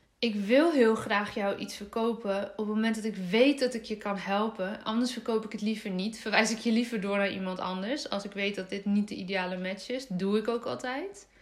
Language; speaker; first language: Dutch; native; Dutch